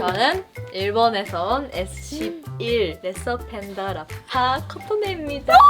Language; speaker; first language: Korean; non-native, learner; Japanese